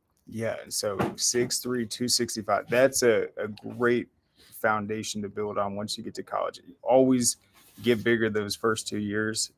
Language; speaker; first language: English; native; English